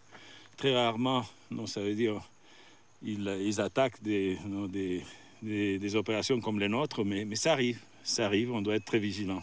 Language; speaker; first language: French; non-native, fluent; Portuguese